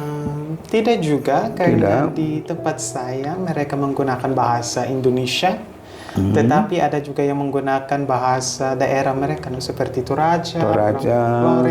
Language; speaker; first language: Indonesian; non-native, fluent; Hiligaynon